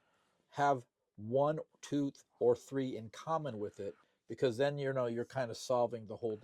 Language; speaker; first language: English; native; English